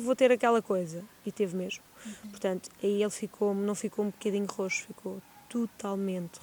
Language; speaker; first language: Portuguese; native; Portuguese